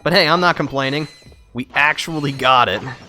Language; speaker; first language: English; native; English